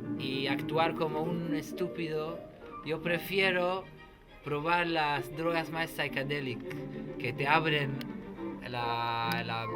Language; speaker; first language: Spanish; non-native, fluent; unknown